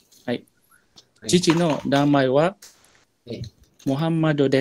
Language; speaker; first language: Japanese; non-native, learner; Malay